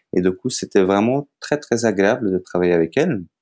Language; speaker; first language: French; non-native, fluent; Macedonian